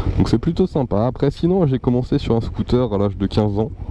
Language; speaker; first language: French; native; French